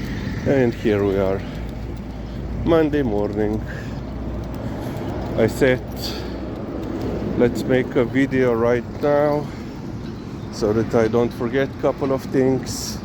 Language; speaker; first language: English; non-native, fluent; Slovenian